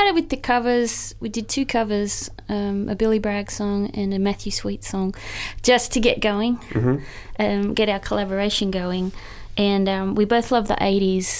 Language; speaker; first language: English; native; English